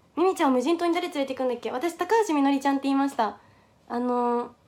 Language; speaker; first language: Japanese; native; Japanese